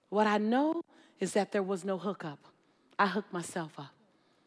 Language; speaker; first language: English; native; English